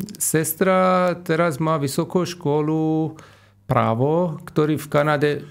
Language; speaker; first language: Slovak; non-native, fluent; Persian